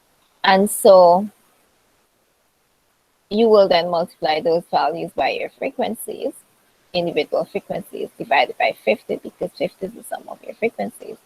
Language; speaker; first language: English; native; English